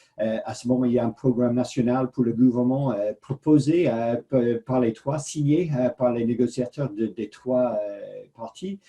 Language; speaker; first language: French; non-native, fluent; English